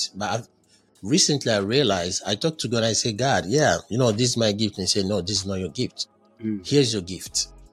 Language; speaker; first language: English; non-native, fluent; French